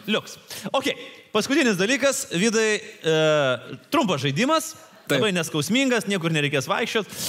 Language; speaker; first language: Lithuanian; native; Lithuanian